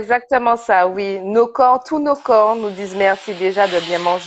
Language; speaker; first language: French; native; French